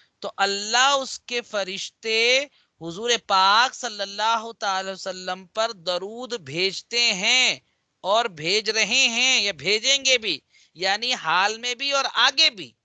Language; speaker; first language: Urdu; native; Urdu